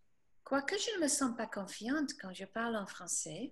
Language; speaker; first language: French; non-native, fluent; English